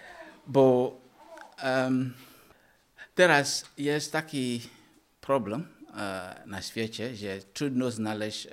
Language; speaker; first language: Polish; non-native, learner; Ukrainian